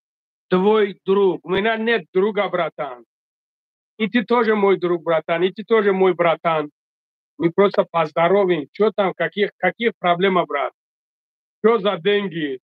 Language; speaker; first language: Russian; non-native, fluent; Tajik